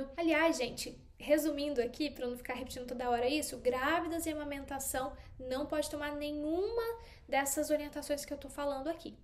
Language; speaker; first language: Portuguese; native; Portuguese